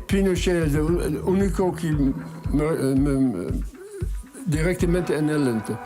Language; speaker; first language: Spanish; non-native, learner; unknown